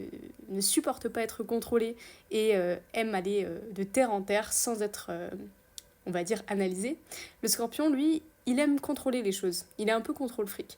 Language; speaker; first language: French; native; French